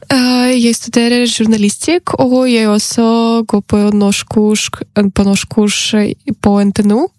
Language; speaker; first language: Norwegian; non-native, learner; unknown